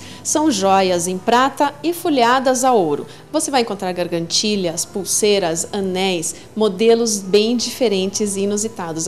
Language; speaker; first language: Portuguese; native; Portuguese